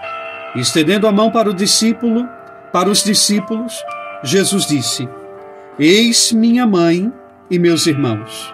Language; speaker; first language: Portuguese; native; Portuguese